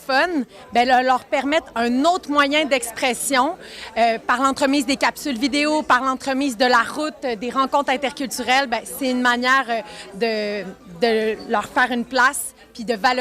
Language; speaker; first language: French; native; French